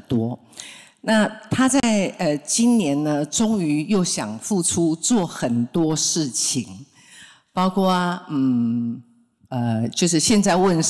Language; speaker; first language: Chinese; non-native, local second language; Min Nan Chinese